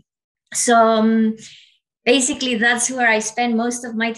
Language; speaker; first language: English; non-native, fluent; Spanish